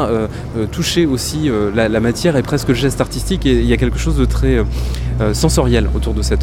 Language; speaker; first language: French; native; French